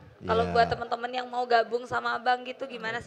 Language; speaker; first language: Indonesian; native; Indonesian